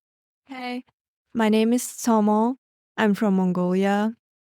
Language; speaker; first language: English; non-native, learner; Mongolian